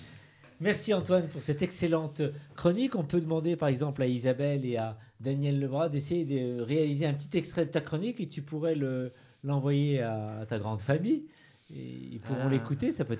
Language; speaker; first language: French; native; French